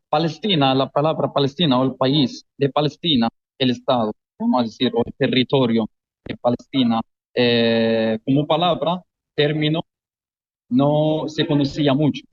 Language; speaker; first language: Spanish; non-native, fluent; Arabic